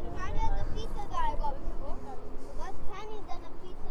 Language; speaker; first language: English; native; English